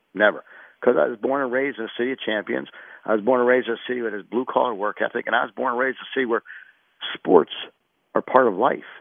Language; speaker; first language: English; native; English